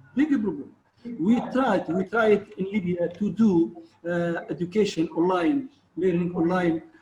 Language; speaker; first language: English; non-native, learner; Arabic